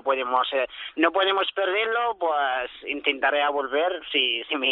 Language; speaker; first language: Spanish; early bilingual, other home language; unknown